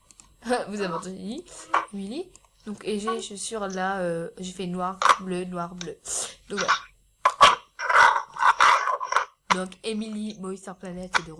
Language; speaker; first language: French; native; French